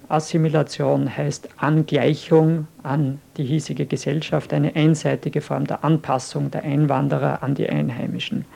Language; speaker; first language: German; native; German